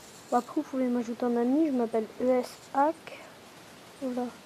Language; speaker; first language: French; native; French